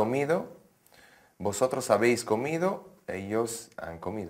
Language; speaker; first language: Spanish; non-native, learner; Portuguese